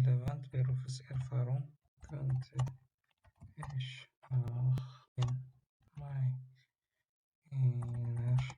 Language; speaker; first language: German; non-native, learner; Tigrinya